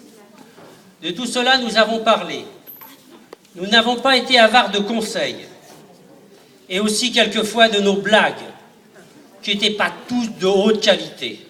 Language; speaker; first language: French; native; French